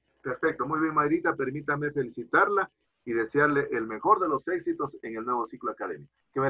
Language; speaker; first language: Spanish; native; Spanish